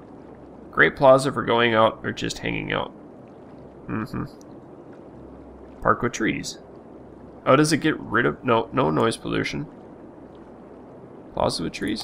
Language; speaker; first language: English; native; English